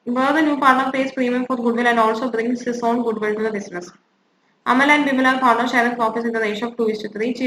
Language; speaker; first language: English; non-native, local second language; Malayalam